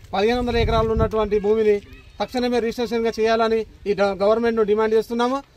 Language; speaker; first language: Telugu; non-native, local second language; Lambadi